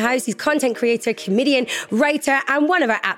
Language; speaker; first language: English; native; English